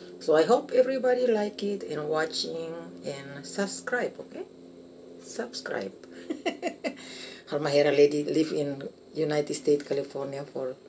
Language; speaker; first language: English; non-native, learner; Indonesian